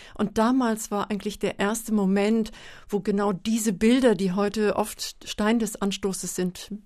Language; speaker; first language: German; native; German